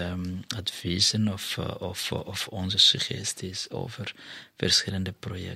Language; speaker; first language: Dutch; non-native, fluent; Kinyarwanda